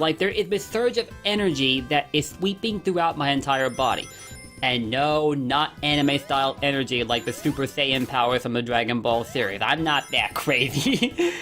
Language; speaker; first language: English; native; English